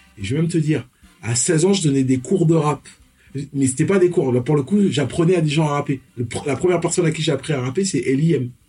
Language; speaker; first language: French; early bilingual, other home language; Fon